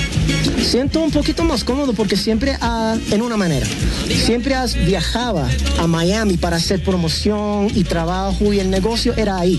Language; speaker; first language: Spanish; early bilingual, heritage; English